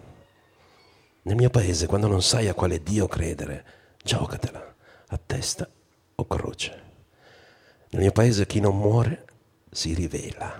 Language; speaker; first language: Italian; native; Italian